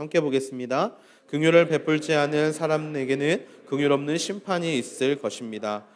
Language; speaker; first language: Korean; native; Korean